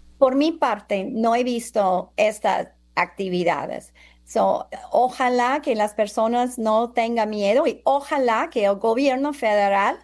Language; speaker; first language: Spanish; non-native, fluent; English